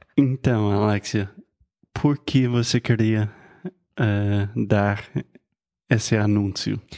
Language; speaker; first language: Portuguese; non-native, fluent; English